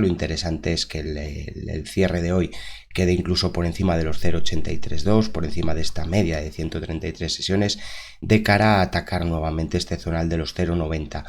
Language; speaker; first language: Spanish; native; Spanish